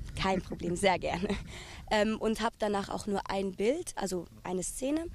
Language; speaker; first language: German; native; German